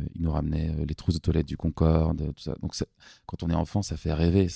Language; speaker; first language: French; native; French